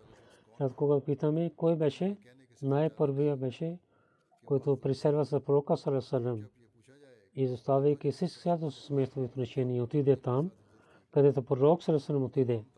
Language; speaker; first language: Bulgarian; non-native, learner; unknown